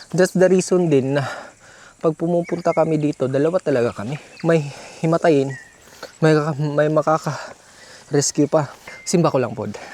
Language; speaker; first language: Filipino; non-native, local second language; Cebuano